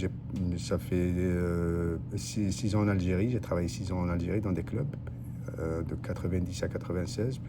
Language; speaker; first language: French; non-native, local second language; Arabic